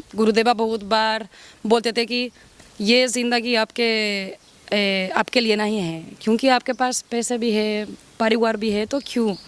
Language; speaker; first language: Hindi; non-native, learner; Spanish